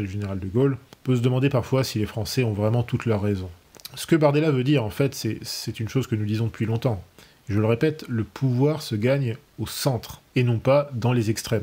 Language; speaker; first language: French; native; French